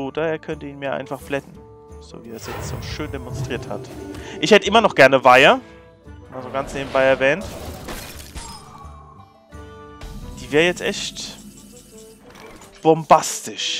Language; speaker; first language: German; native; German